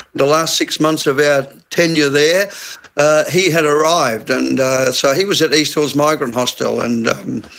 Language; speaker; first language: English; native; English